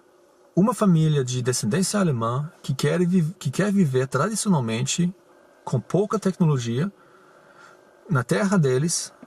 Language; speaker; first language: Portuguese; non-native, fluent; German